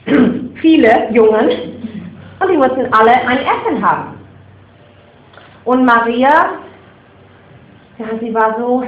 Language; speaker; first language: German; non-native, fluent; English